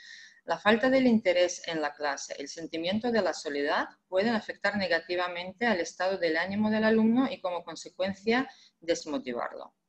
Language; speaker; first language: Spanish; non-native, fluent; Russian